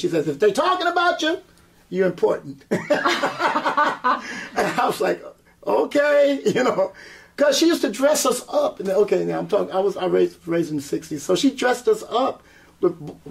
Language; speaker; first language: English; native; English